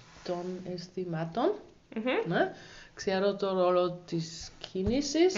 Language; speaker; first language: Greek; non-native, learner; German